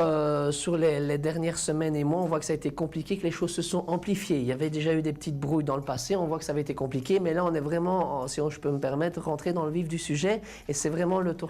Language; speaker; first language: French; native; French